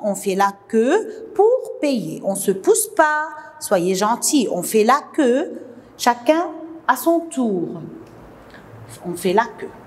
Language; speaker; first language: French; non-native, local second language; Arabic